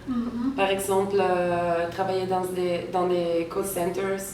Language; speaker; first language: French; non-native, fluent; Italian